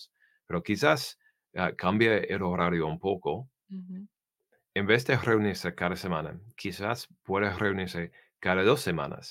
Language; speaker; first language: Spanish; non-native, fluent; English